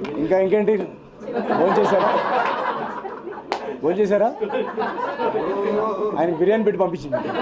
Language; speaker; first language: Telugu; native; Telugu